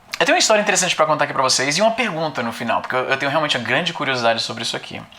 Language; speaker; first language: Portuguese; native; Portuguese